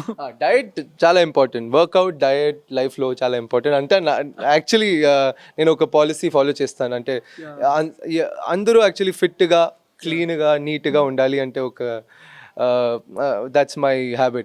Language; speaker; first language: Telugu; non-native, local second language; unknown